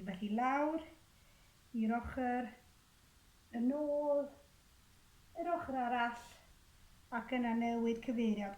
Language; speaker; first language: Welsh; native; Welsh